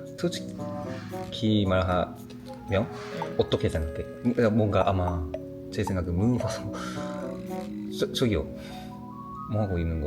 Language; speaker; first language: Korean; non-native, learner; Japanese